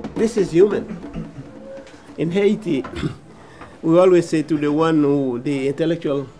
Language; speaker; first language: English; non-native, fluent; Haitian Creole